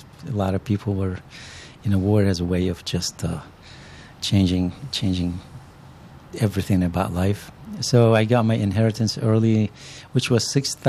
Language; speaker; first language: English; non-native, fluent; Arabic